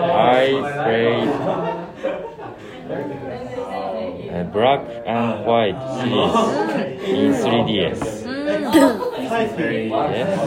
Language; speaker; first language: English; non-native, learner; Japanese